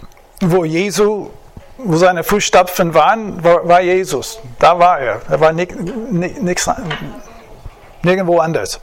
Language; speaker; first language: German; non-native, fluent; English